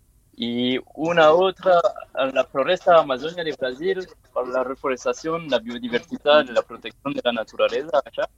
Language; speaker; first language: Spanish; non-native, learner; French